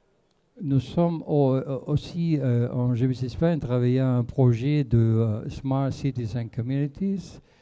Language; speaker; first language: French; non-native, fluent; Spanish